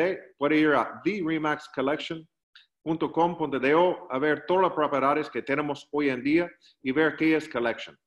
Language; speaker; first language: Spanish; non-native, learner; English